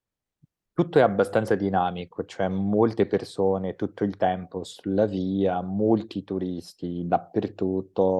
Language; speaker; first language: Italian; non-native, fluent; Portuguese